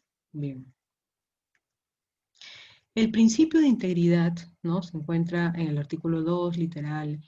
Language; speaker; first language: Spanish; native; Spanish